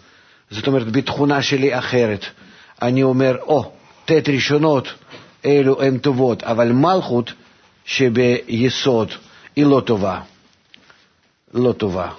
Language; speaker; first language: Hebrew; non-native, fluent; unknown